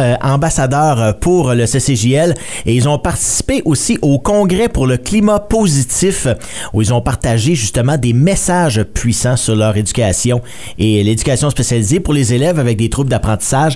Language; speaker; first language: French; native; French